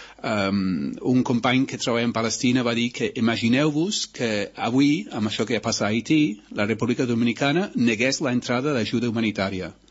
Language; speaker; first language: Catalan; non-native, local second language; Spanish